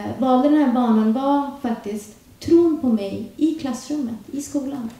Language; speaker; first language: Swedish; early bilingual, other home language; Urdu